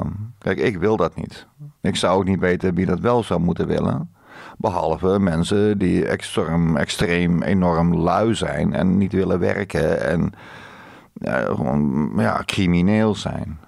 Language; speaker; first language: Dutch; native; Dutch